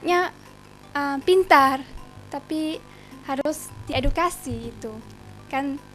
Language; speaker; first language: Indonesian; early bilingual, heritage; German